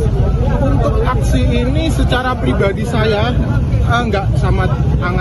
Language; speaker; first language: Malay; non-native, local second language; Javanese